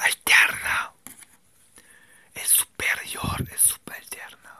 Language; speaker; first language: Spanish; non-native, learner; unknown